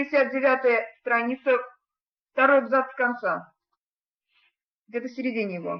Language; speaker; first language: Russian; native; Russian